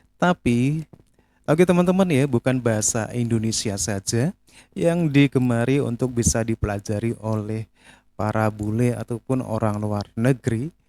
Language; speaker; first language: Indonesian; native; Indonesian